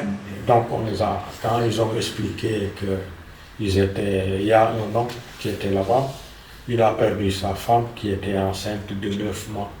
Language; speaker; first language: French; non-native, local second language; Arabic